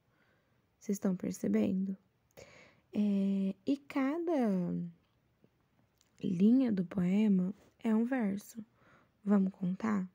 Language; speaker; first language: Portuguese; native; Portuguese